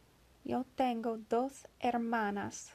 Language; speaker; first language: Spanish; non-native, learner; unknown